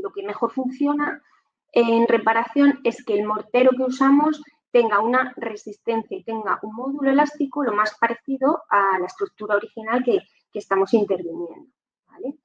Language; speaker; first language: Spanish; native; Spanish